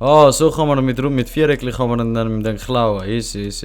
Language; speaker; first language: German; non-native, local second language; Swiss German